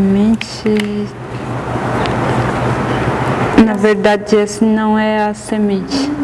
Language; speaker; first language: Portuguese; non-native, local second language; Guarani